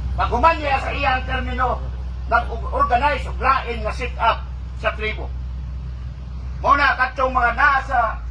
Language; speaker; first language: Cebuano; non-native, local second language; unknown